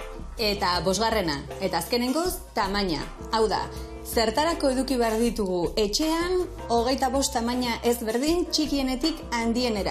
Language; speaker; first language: Basque; native; Basque